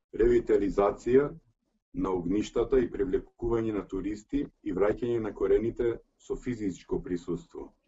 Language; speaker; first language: Macedonian; early bilingual, heritage; Macedonian